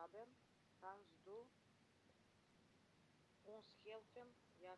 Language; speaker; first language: German; non-native, learner; Macedonian